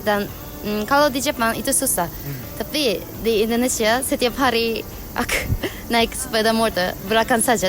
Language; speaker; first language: Indonesian; non-native, learner; Japanese